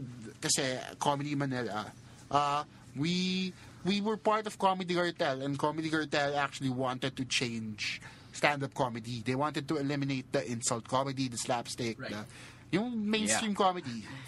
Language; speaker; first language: English; non-native, local second language; Filipino